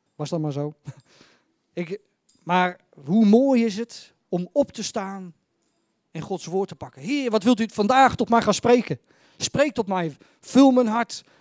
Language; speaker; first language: Dutch; native; Dutch